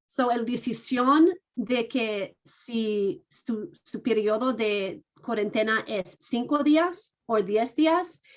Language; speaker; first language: Spanish; non-native, fluent; English